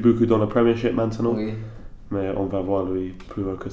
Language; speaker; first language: French; non-native, learner; English